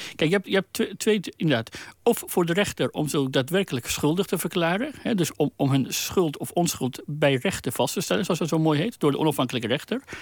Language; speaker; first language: Dutch; non-native, fluent; Persian